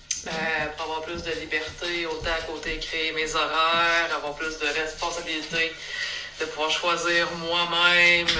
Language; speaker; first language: French; native; French